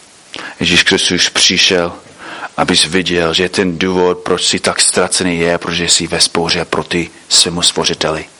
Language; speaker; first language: Czech; non-native, fluent; English